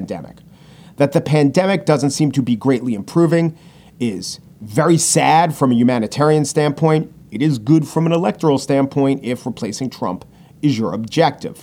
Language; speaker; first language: English; native; English